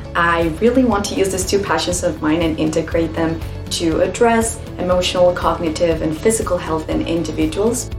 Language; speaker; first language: English; non-native, fluent; Spanish